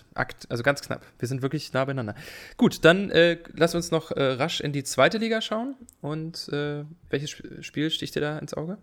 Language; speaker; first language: German; native; German